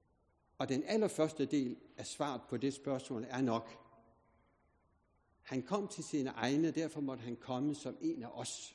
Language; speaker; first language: Danish; native; Danish